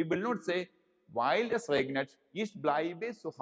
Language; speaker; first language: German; non-native, learner; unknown